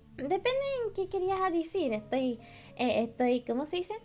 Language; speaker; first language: Spanish; non-native, learner; English